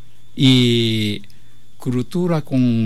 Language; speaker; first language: Portuguese; non-native, learner; Japanese